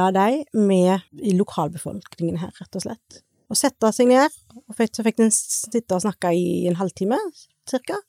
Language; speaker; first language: Norwegian; native; Norwegian